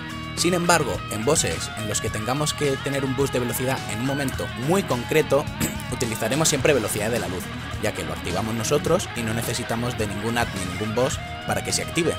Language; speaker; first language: Spanish; native; Spanish